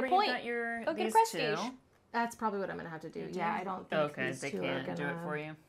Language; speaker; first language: English; native; English